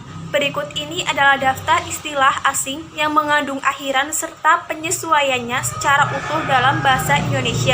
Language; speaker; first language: Indonesian; native; Indonesian